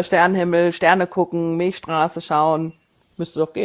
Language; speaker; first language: German; native; German